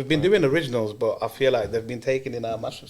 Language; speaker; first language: English; native; English